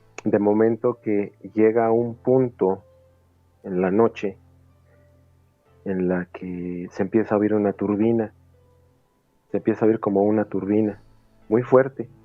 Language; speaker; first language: Spanish; native; Spanish